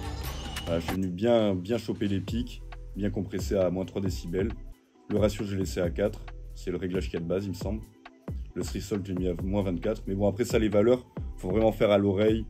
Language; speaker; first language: French; native; French